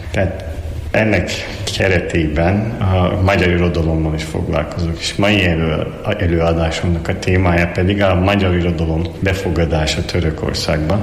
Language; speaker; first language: Hungarian; non-native, fluent; Turkish